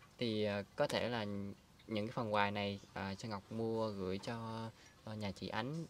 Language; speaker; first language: Vietnamese; native; Vietnamese